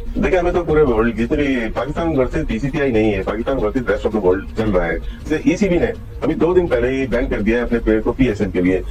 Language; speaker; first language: Urdu; native; Urdu